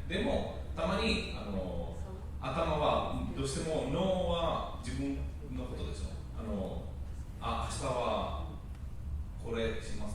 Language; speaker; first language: Japanese; non-native, learner; English